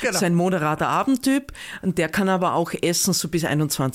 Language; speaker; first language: German; native; German